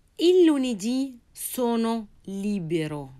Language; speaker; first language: Italian; non-native, fluent; Arabic